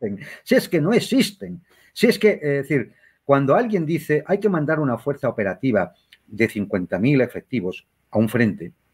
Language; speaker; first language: Spanish; native; Spanish